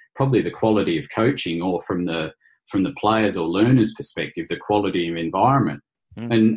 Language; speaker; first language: English; native; English